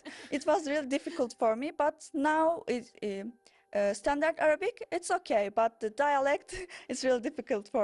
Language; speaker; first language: English; non-native, learner; Turkish